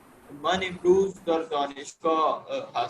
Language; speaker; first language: Persian; non-native, learner; Urdu